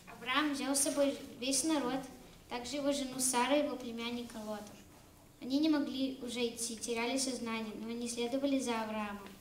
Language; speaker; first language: Russian; early bilingual, heritage; Russian